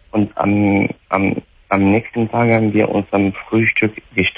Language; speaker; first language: German; non-native, fluent; Arabic